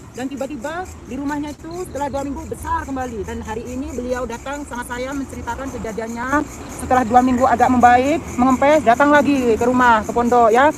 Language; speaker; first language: Indonesian; non-native, local second language; Madurese